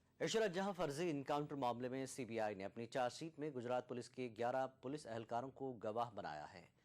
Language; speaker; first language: Urdu; native; Urdu